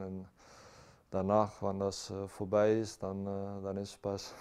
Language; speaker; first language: German; non-native, learner; Dutch